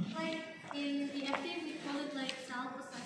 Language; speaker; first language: English; non-native, learner; Indonesian